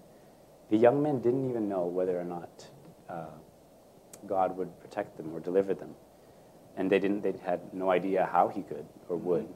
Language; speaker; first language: English; native; English